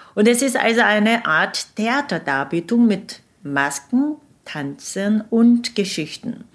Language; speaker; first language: German; non-native, fluent; Korean